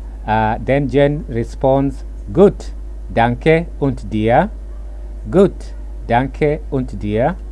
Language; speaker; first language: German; non-native, fluent; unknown